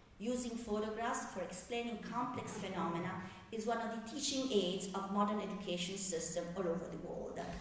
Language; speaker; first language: English; non-native, fluent; Italian